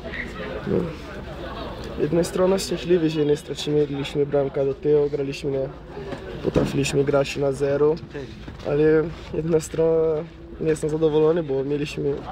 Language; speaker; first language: Polish; non-native, learner; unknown